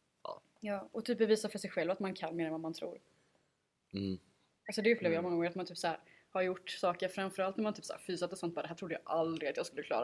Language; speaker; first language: Swedish; native; Swedish